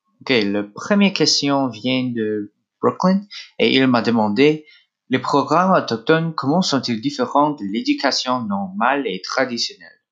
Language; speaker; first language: French; non-native, local second language; English